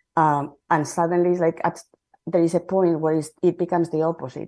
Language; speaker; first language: English; non-native, fluent; Spanish